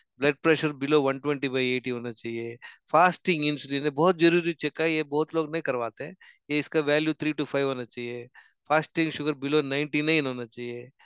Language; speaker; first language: Hindi; non-native, local second language; Telugu